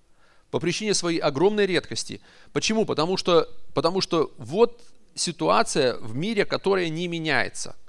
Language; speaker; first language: Russian; native; Russian